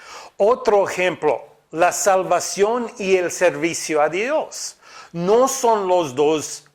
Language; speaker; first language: Spanish; non-native, fluent; English